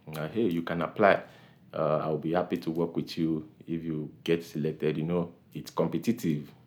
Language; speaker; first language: English; non-native, local second language; Yoruba